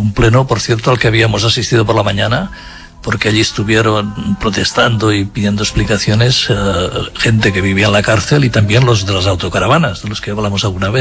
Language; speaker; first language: Spanish; native; Spanish